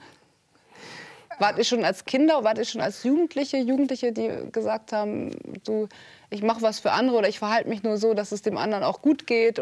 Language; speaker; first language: German; native; German